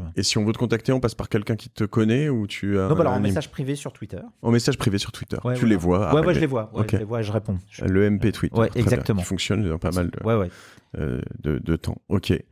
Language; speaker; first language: French; native; French